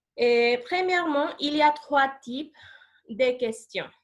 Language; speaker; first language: French; non-native, fluent; Spanish